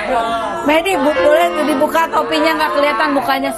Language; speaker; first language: Indonesian; native; Indonesian